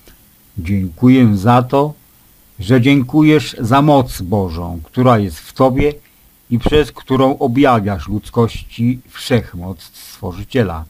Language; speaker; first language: Polish; native; Polish